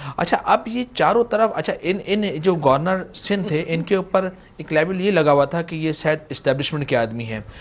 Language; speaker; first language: Urdu; native; Urdu